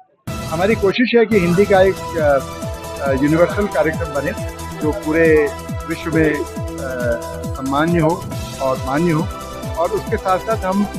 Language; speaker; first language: Hindi; native; Hindi